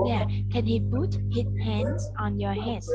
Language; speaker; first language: English; non-native, fluent; Vietnamese